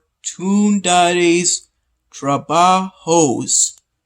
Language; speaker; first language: Spanish; non-native, learner; English